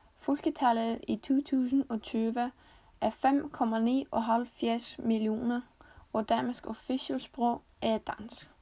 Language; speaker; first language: Danish; non-native, learner; Icelandic